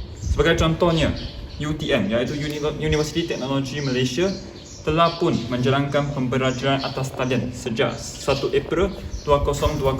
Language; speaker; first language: Malay; non-native, local second language; Chinese